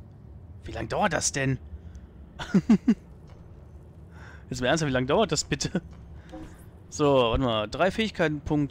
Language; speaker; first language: German; native; German